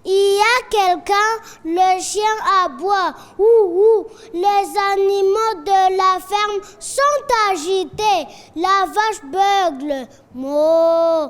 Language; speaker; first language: French; non-native, learner; Kinyarwanda